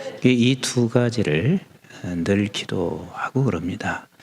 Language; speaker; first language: Korean; native; Korean